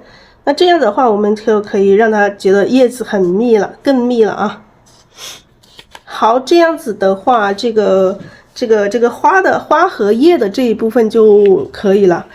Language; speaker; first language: Chinese; native; Chinese